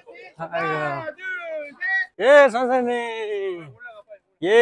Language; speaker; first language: Korean; non-native, learner; Nepali